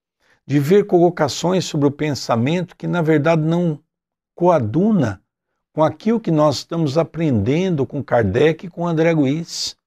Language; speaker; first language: Portuguese; native; Portuguese